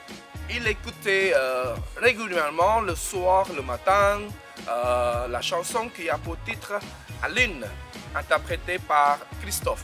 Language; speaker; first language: French; non-native, local second language; Khmer